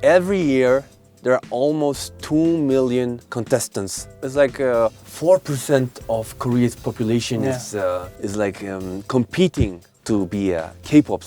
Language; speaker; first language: English; non-native, local second language; Mongolian